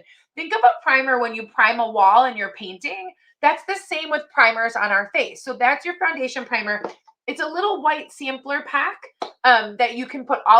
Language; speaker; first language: English; native; English